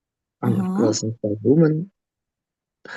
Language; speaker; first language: English; non-native, learner; Russian